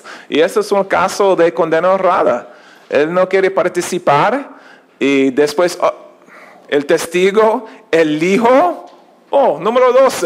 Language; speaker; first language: Spanish; non-native, learner; English